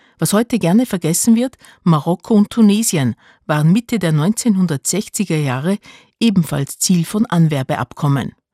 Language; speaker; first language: German; native; German